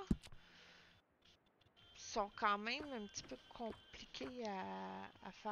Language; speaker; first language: French; native; French